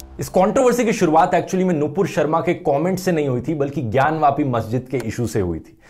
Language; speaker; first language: Hindi; native; Hindi